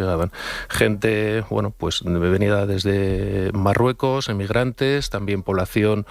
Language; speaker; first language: Spanish; native; Spanish